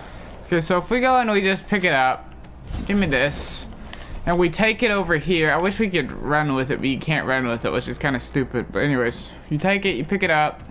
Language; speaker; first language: English; native; English